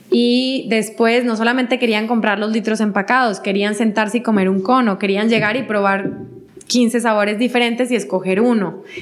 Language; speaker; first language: Spanish; native; Spanish